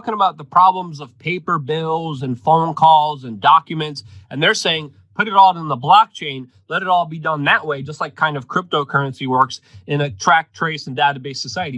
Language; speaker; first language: English; non-native, fluent; Polish